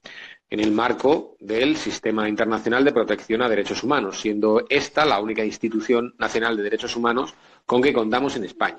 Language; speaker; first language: Spanish; native; Spanish